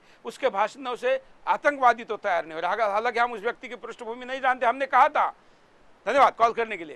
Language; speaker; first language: Hindi; native; Hindi